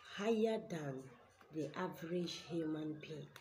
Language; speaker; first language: English; non-native, local second language; Igbo